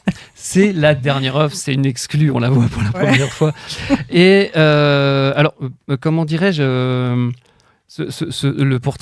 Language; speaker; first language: French; native; French